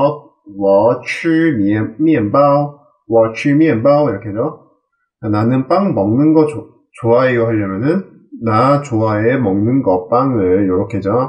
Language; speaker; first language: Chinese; non-native, learner; Korean